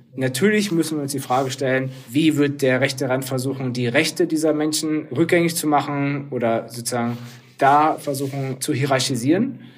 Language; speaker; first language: German; early bilingual, other home language; Turkish